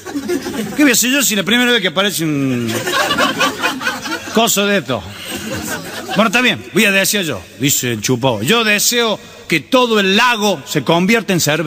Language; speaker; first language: Spanish; native; Spanish